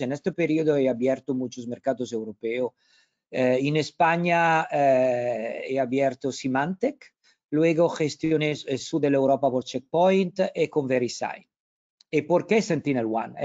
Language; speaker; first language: Spanish; non-native, learner; Italian